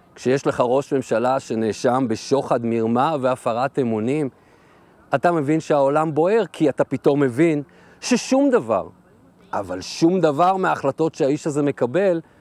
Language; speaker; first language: Hebrew; native; Hebrew